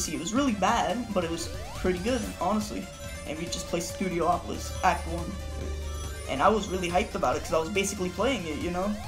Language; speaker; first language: English; native; English